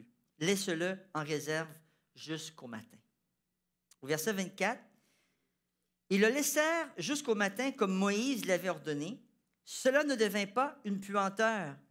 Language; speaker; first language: French; native; French